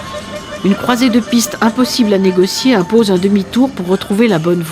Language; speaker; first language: French; native; French